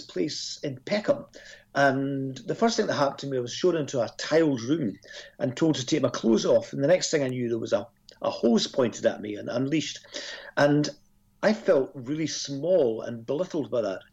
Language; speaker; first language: English; native; English